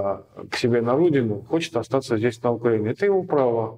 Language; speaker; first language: Russian; native; Russian